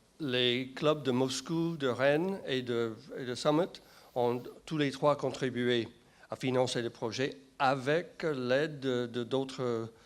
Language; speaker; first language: French; non-native, fluent; English